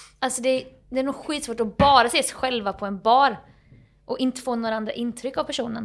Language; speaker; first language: Swedish; native; Swedish